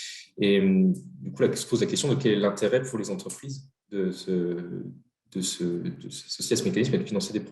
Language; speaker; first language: French; native; French